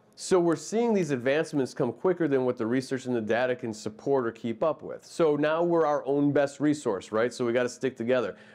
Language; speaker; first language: English; native; English